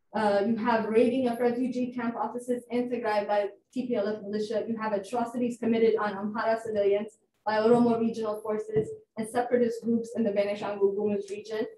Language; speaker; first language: English; non-native, fluent; Amharic